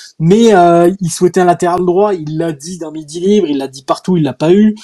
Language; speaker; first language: French; native; French